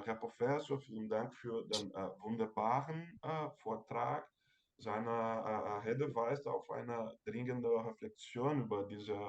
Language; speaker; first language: German; non-native, fluent; Portuguese